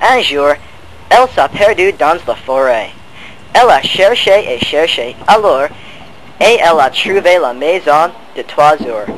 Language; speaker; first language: French; non-native, learner; English